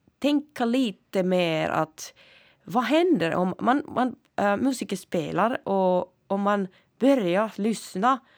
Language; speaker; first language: Swedish; non-native, local second language; Finnish